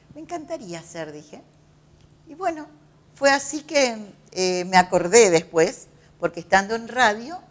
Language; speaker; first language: Spanish; native; Spanish